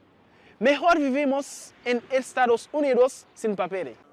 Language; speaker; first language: Spanish; non-native, learner; Haitian Creole